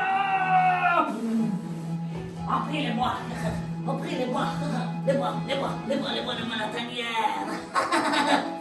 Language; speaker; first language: French; non-native, fluent; Italian